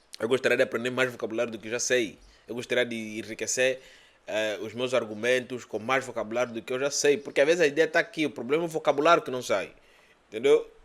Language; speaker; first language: Portuguese; native; Portuguese